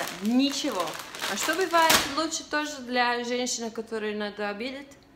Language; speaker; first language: Russian; non-native, fluent; Italian